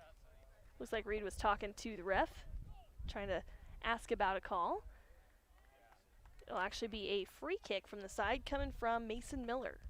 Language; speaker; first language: English; native; English